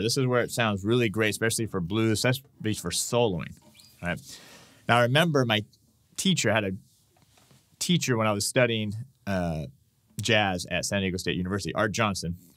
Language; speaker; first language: English; native; English